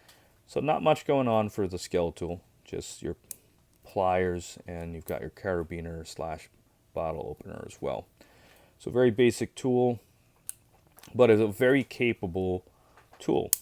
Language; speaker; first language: English; native; English